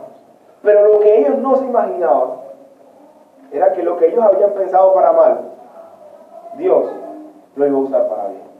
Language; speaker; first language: Spanish; native; Spanish